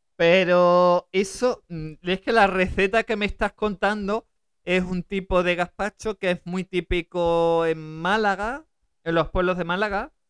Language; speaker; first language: Spanish; early bilingual, other home language; German